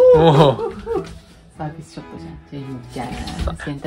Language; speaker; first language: Japanese; native; Japanese